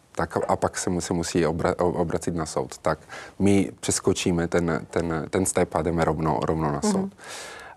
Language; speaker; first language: Czech; non-native, learner; Italian